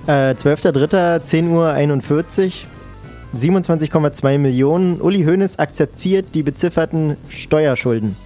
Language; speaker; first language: German; native; German